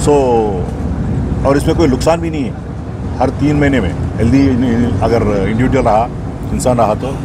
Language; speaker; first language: Hindi; non-native, local second language; Telugu